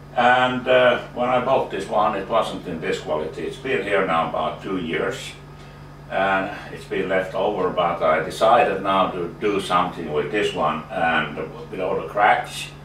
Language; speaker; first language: English; non-native, fluent; Finnish